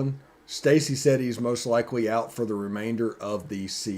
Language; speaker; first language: English; native; English